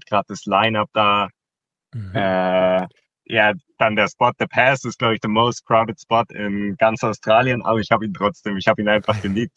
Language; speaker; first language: German; native; German